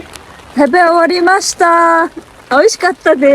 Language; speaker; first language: Japanese; non-native, fluent; Mongolian